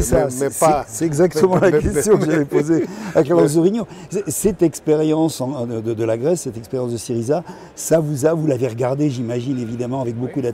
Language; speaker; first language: French; native; French